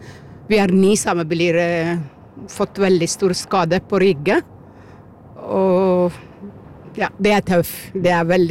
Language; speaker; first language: Norwegian; non-native, learner; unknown